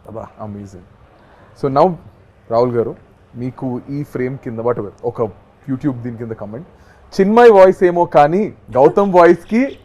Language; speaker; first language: Telugu; native; Telugu